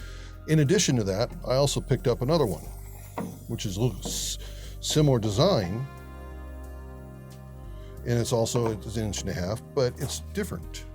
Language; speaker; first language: English; native; English